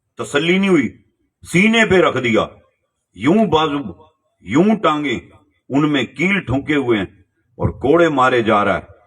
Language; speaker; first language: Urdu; non-native, local second language; Punjabi